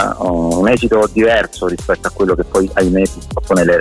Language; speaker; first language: Italian; native; Italian